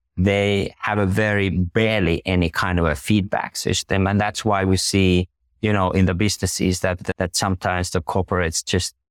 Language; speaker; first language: English; non-native, fluent; Finnish